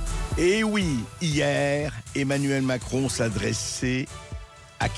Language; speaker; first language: French; native; French